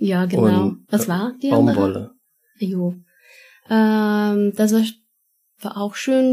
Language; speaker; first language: German; non-native, learner; Portuguese